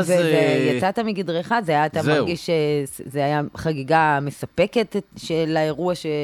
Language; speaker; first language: Hebrew; native; Hebrew